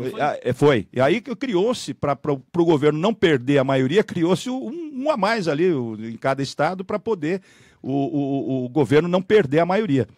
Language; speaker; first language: Portuguese; native; Portuguese